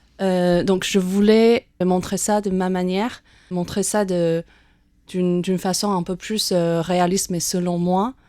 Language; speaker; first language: French; non-native, fluent; Chinese